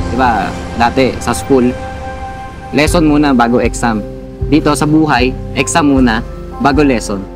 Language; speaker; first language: Filipino; native; Filipino